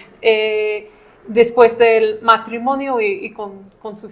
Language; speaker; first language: Spanish; non-native, fluent; English